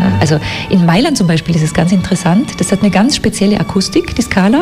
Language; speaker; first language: German; native; German